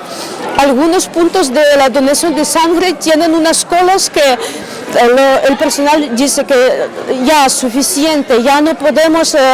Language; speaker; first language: Spanish; non-native, fluent; Ukrainian